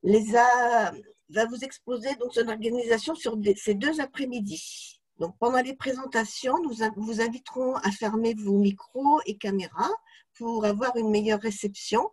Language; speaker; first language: French; native; French